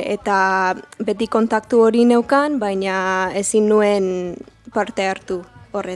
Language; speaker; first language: Basque; non-native, learner; English